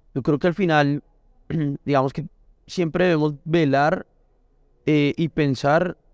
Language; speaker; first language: Spanish; native; Spanish